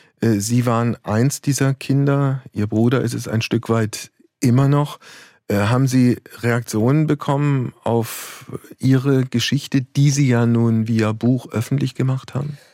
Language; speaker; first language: German; native; German